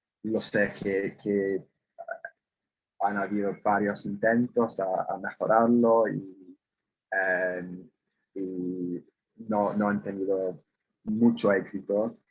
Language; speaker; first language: Spanish; non-native, fluent; English